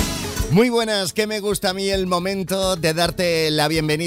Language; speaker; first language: Spanish; native; Spanish